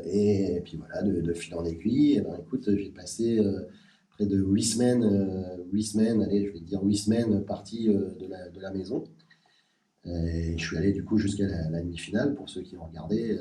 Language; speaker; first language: French; native; French